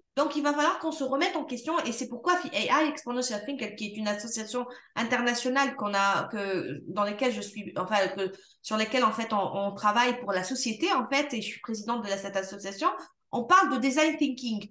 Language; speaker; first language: French; non-native, local second language; Arabic